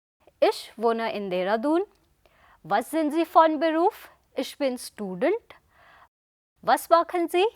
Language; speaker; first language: German; non-native, fluent; Hindi